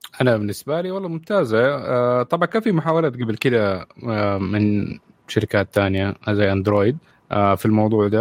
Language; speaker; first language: Arabic; native; Arabic